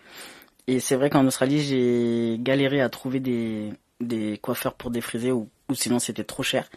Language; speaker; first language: French; native; French